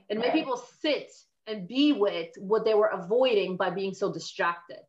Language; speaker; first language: English; non-native, fluent; Polish